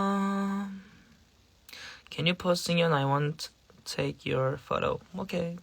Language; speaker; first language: English; non-native, learner; Korean